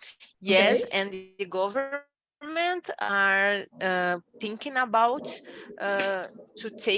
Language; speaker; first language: English; non-native, learner; Portuguese